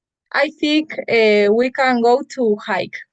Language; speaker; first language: English; non-native, learner; Spanish